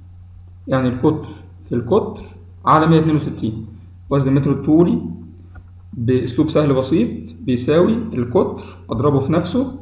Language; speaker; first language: Arabic; native; Arabic